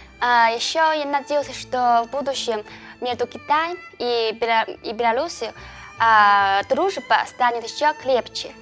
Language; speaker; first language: Russian; native; Russian